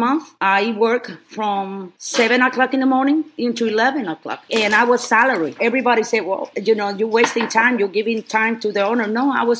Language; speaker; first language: English; non-native, fluent; Spanish